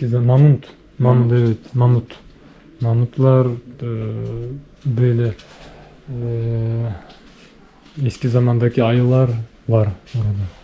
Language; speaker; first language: Turkish; non-native, learner; Bashkir